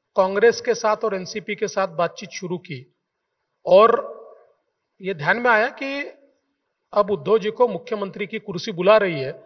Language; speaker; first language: Hindi; non-native, local second language; Marathi